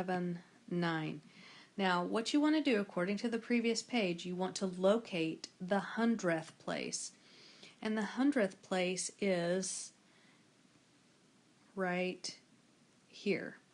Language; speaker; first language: English; native; English